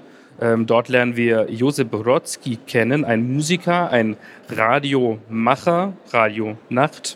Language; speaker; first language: German; native; German